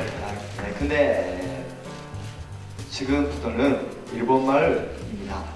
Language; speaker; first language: Korean; non-native, learner; Japanese